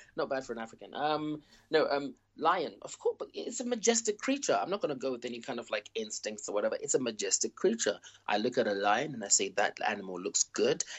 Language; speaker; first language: English; early bilingual, other home language; Shona